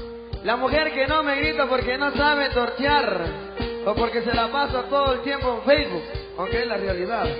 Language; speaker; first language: Spanish; native; Spanish